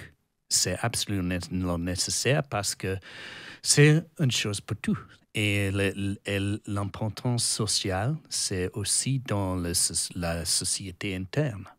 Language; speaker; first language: French; non-native, learner; English